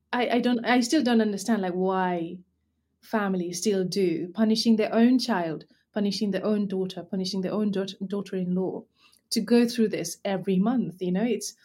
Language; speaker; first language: English; non-native, local second language; Nepali